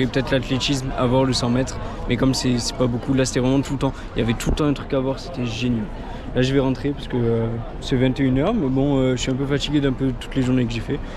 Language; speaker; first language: French; native; French